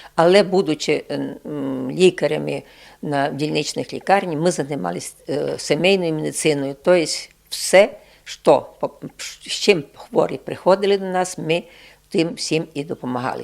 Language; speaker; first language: Ukrainian; non-native, local second language; Rusyn